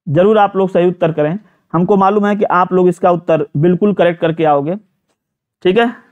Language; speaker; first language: Hindi; native; Hindi